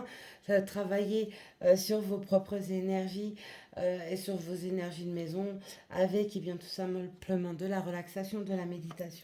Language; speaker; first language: French; native; French